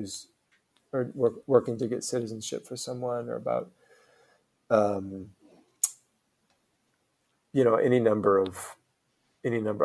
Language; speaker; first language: English; native; English